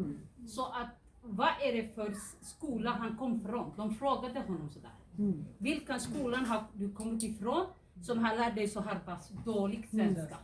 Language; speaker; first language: Swedish; non-native, fluent; Somali